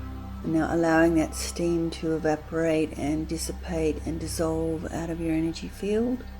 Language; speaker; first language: English; native; English